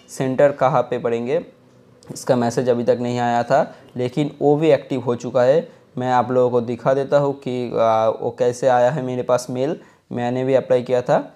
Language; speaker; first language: Hindi; non-native, local second language; Bangla